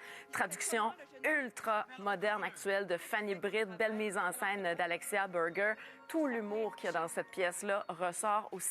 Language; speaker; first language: French; native; French